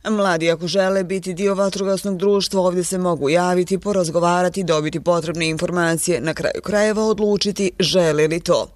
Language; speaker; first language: Serbian; native; Serbian